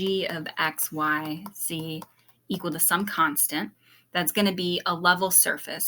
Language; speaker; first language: English; native; English